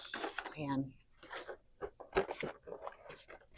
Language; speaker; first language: Filipino; native; Filipino